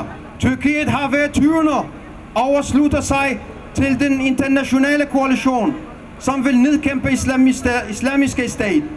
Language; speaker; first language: Danish; non-native, fluent; Kurdish